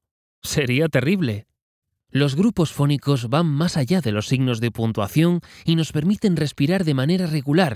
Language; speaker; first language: Spanish; native; Spanish